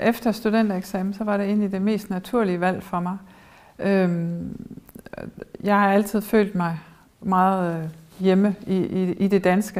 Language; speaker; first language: Danish; early bilingual, heritage; German